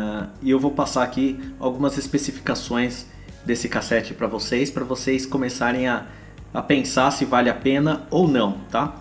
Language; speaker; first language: Portuguese; native; Portuguese